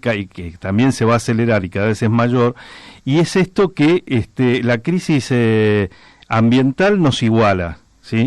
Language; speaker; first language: Spanish; native; Spanish